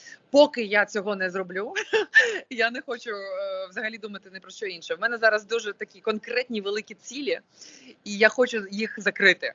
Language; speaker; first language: Ukrainian; non-native, local second language; Russian